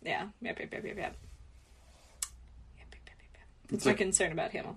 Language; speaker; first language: English; native; English